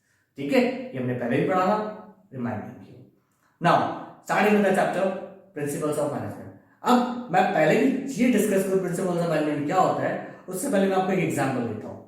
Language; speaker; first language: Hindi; native; Hindi